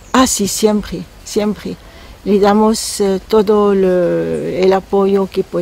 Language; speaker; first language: Spanish; non-native, fluent; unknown